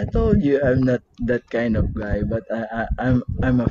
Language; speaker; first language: English; non-native, learner; Filipino